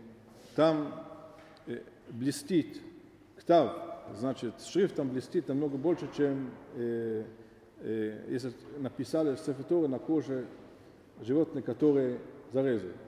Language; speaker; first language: Russian; non-native, learner; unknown